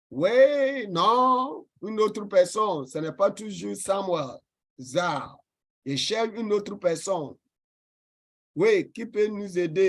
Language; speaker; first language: French; non-native, fluent; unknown